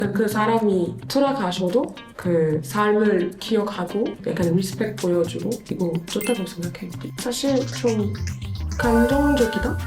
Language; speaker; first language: Korean; non-native, learner; French